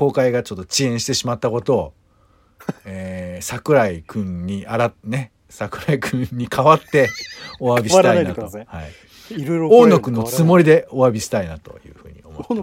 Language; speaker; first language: Japanese; native; Japanese